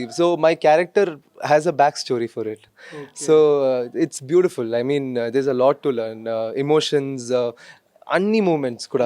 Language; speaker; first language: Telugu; non-native, fluent; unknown